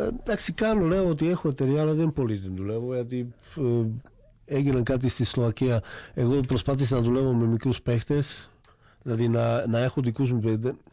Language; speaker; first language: Greek; non-native, fluent; Slovak